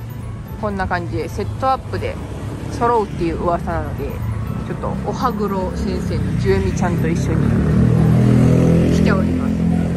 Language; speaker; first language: Japanese; native; Japanese